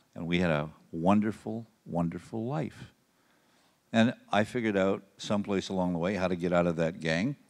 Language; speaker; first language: English; native; English